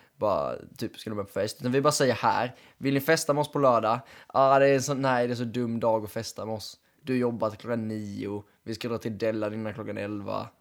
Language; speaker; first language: Swedish; native; Swedish